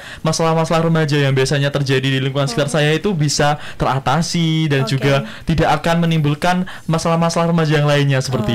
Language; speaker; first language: Indonesian; native; Indonesian